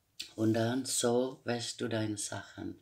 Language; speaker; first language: German; non-native, fluent; Croatian